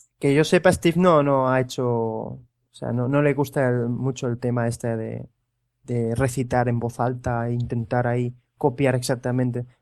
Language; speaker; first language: Spanish; native; Spanish